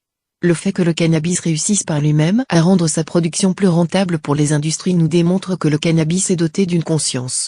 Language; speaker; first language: French; native; French